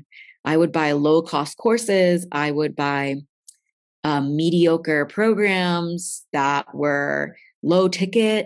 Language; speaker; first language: English; native; English